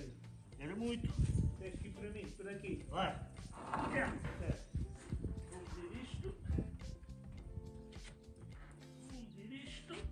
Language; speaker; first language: Portuguese; non-native, learner; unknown